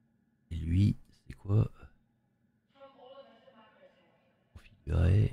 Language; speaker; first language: French; native; French